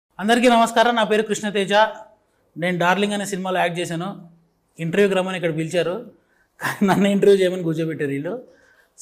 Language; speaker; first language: Telugu; native; Telugu